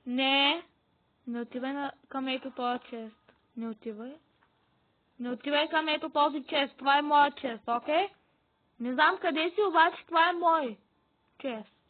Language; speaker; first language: Bulgarian; native; Bulgarian